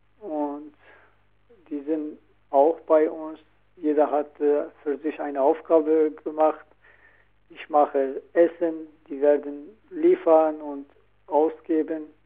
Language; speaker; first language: German; non-native, learner; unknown